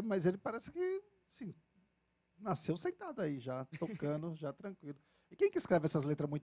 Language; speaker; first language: Portuguese; native; Portuguese